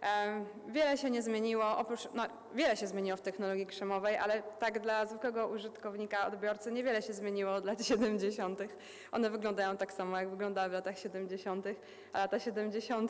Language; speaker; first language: Polish; native; Polish